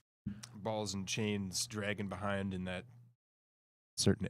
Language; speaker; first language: English; native; English